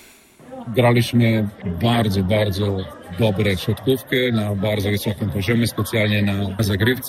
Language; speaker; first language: Polish; non-native, fluent; Serbian